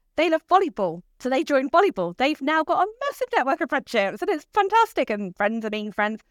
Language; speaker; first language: English; native; English